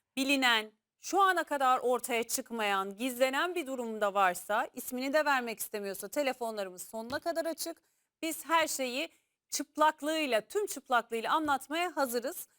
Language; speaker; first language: Turkish; native; Turkish